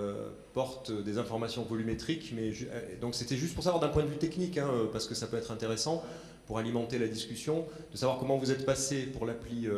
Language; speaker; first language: French; native; French